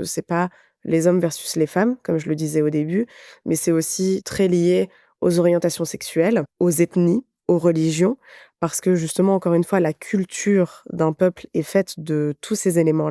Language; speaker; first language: French; native; French